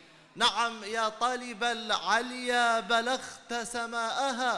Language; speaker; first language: Arabic; native; Arabic